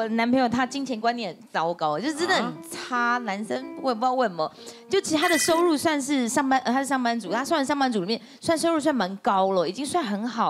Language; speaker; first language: Chinese; native; Chinese